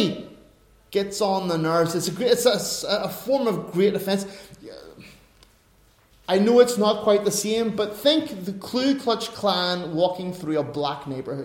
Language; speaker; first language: English; native; English